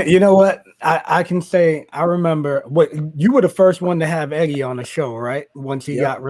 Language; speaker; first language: English; native; English